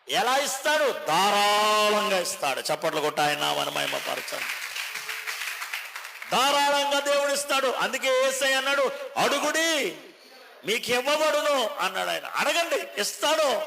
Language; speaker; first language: Telugu; native; Telugu